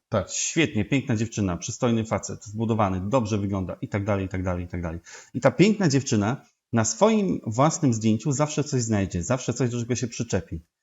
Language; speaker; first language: Polish; native; Polish